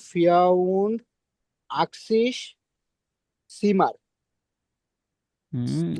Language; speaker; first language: German; non-native, learner; Bangla